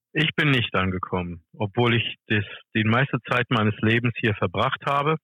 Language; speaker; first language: German; early bilingual, other home language; English